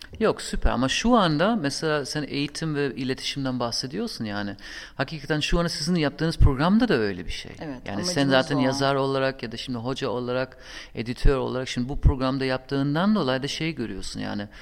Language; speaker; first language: Turkish; non-native, fluent; German